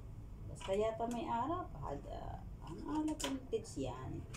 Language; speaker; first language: Arabic; non-native, learner; Filipino